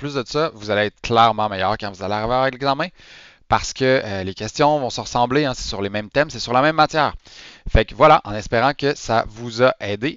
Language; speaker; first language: French; native; French